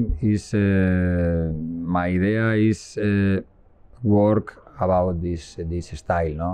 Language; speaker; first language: English; non-native, learner; Spanish